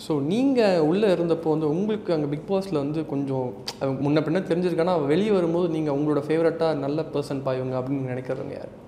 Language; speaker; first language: Tamil; native; Tamil